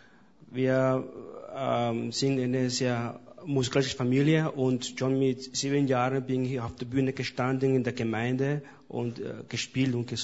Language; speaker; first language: German; non-native, fluent; Spanish